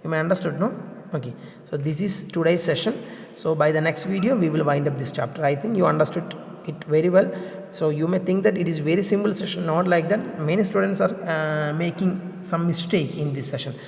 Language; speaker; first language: English; non-native, local second language; Malayalam